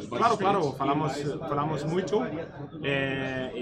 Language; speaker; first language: Portuguese; non-native, learner; Spanish